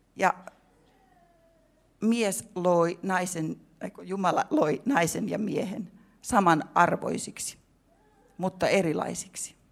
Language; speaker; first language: Finnish; native; Finnish